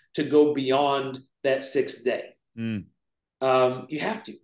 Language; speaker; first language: English; native; English